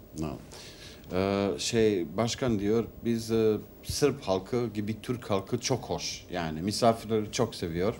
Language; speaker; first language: Turkish; non-native, learner; Serbian